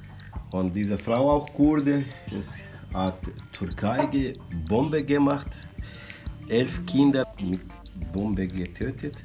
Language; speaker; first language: German; non-native, learner; Kurdish